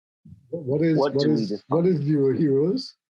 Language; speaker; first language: English; native; English